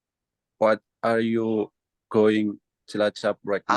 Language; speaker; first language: English; non-native, learner; Indonesian